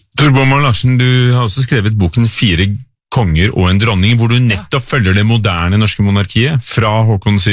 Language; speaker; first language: Norwegian; native; Norwegian